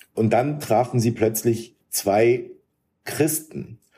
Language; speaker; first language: German; early bilingual, other home language; Arabic